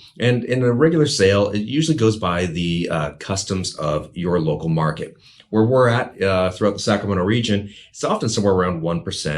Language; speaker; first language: English; native; English